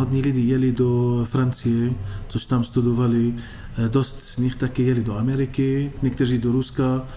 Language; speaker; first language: Czech; non-native, fluent; Arabic